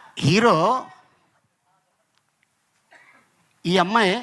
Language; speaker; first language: Telugu; native; Telugu